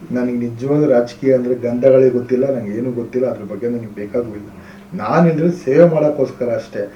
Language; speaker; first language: Kannada; native; Kannada